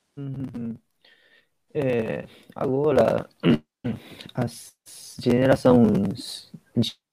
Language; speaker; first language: Portuguese; non-native, fluent; Japanese